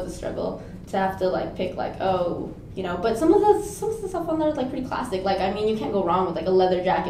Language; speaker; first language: English; native; English